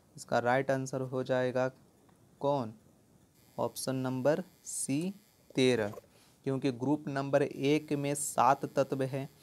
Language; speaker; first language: Hindi; native; Hindi